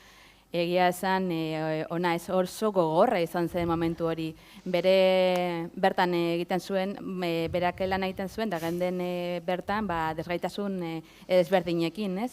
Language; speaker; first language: Basque; native; Basque